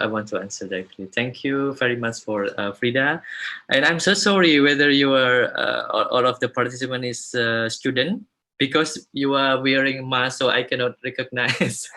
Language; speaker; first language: English; non-native, fluent; Indonesian